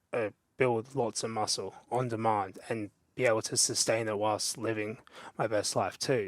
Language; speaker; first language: English; native; English